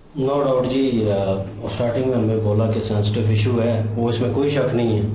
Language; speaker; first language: Urdu; non-native, local second language; Punjabi